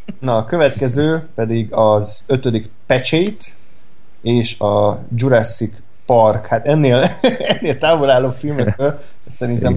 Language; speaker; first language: Hungarian; native; Hungarian